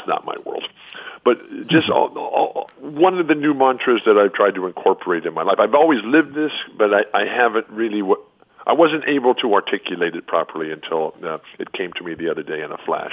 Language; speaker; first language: English; native; English